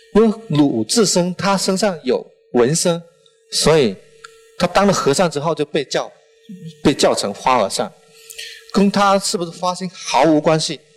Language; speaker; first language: Chinese; non-native, local second language; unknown